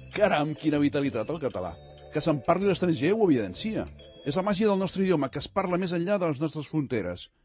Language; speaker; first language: Catalan; native; Catalan